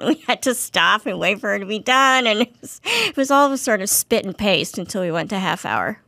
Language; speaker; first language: English; native; English